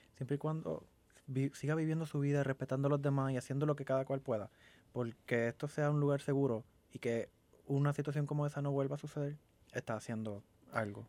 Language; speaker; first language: Spanish; native; Spanish